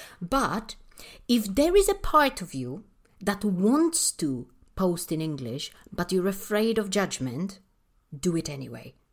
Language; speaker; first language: English; non-native, fluent; Polish